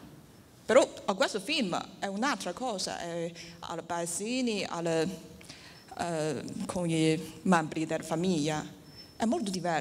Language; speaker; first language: Italian; non-native, learner; Chinese